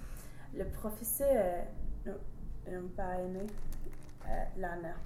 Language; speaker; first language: French; non-native, learner; English